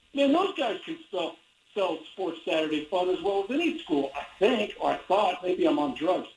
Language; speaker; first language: English; native; English